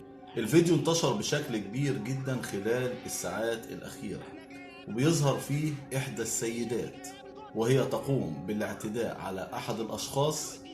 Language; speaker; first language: Arabic; native; Arabic